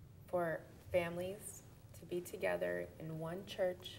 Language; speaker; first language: English; early bilingual, other home language; Russian